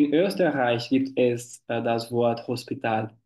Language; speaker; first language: German; non-native, fluent; Portuguese